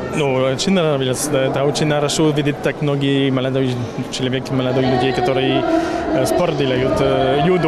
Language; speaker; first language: Ukrainian; non-native, learner; French